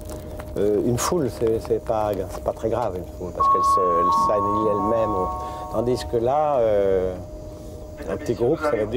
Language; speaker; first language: French; native; French